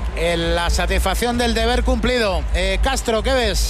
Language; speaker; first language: Spanish; native; Spanish